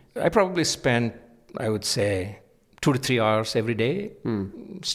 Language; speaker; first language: English; non-native, local second language; Telugu